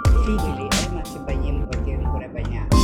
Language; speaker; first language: Italian; native; Italian